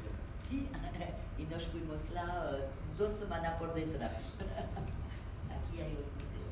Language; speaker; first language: Spanish; non-native, learner; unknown